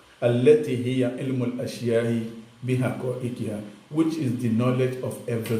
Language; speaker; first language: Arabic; non-native, fluent; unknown